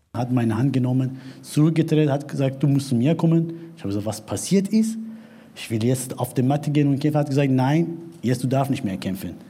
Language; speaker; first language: German; non-native, learner; Persian